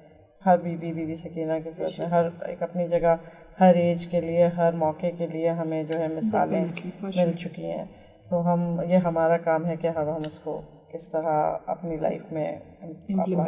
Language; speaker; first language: Urdu; native; Urdu